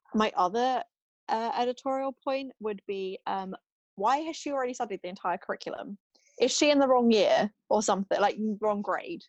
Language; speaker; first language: English; non-native, fluent; German